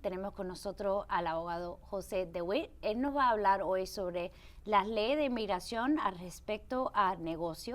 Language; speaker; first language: Spanish; early bilingual, heritage; Spanish